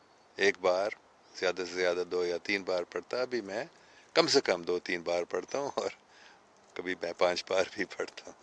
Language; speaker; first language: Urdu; non-native, fluent; English